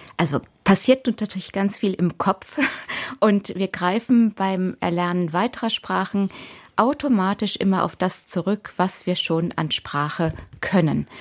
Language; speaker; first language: German; native; German